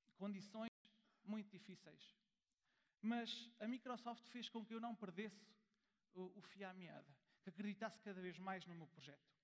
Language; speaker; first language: Portuguese; early bilingual, heritage; German